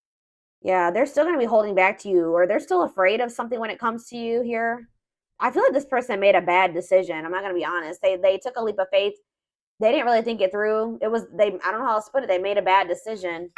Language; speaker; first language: English; native; English